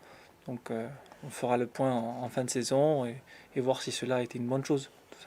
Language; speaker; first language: French; native; French